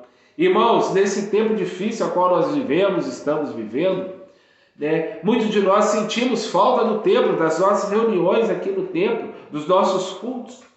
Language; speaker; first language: Portuguese; native; Portuguese